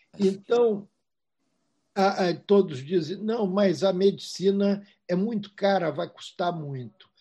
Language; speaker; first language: Portuguese; native; Portuguese